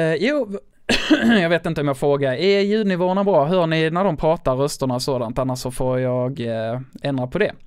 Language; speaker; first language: Swedish; native; Swedish